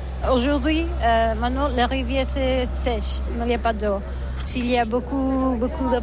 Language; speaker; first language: French; non-native, learner; Catalan